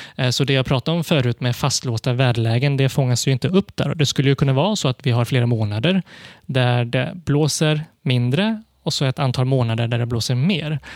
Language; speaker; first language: Swedish; early bilingual, other home language; Cantonese